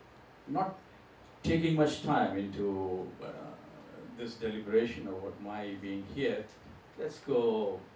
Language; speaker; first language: English; non-native, local second language; Gujarati